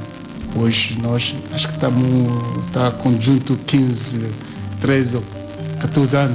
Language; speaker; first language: Portuguese; non-native, learner; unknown